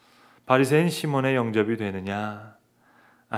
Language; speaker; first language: Korean; native; Korean